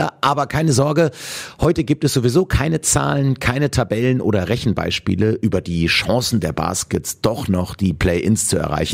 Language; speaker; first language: German; native; German